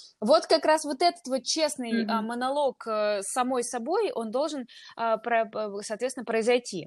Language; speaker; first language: Russian; native; Russian